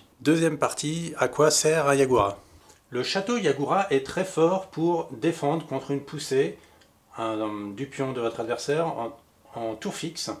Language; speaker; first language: French; native; French